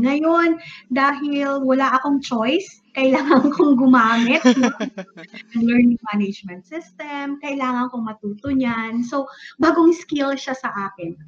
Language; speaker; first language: English; non-native, local second language; Bikol